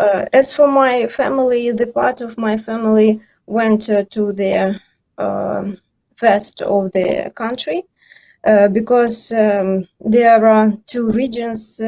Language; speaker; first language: English; non-native, learner; Ukrainian